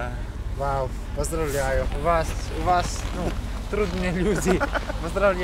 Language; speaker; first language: Russian; non-native, learner; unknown